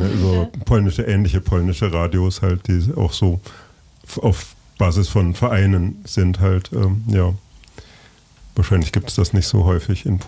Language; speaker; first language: German; native; German